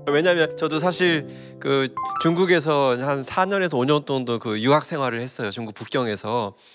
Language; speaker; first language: Korean; native; Korean